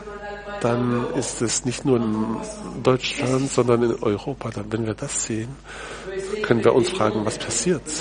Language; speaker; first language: German; non-native, fluent; French